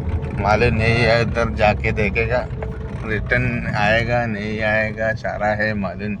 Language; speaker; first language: Hindi; non-native, local second language; Malayalam